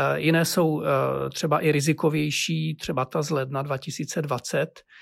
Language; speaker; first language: Czech; native; Czech